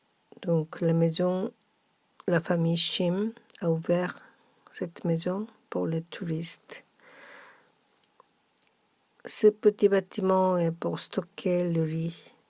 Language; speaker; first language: French; non-native, learner; Korean